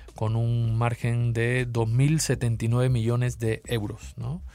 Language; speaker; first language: Spanish; native; Spanish